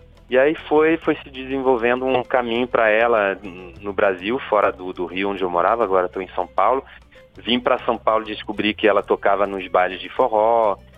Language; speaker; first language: Portuguese; non-native, fluent; French